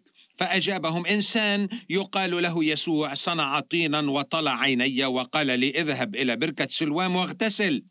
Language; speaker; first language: Arabic; native; Arabic